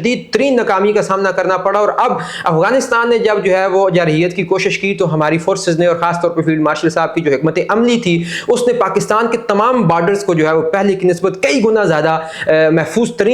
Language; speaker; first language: Urdu; native; Urdu